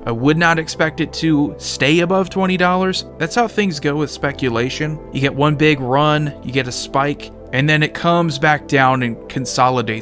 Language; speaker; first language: English; native; English